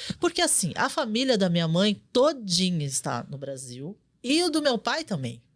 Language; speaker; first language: Portuguese; early bilingual, other home language; Korean